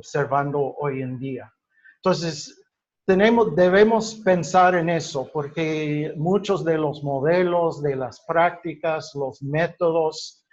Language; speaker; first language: Spanish; non-native, fluent; English